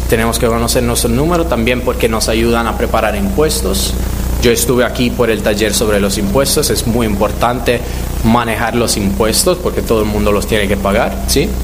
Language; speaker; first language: Spanish; non-native, fluent; Italian